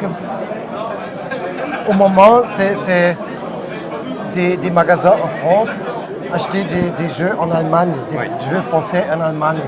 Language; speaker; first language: French; non-native, learner; German